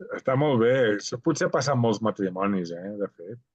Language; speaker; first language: Catalan; native; Catalan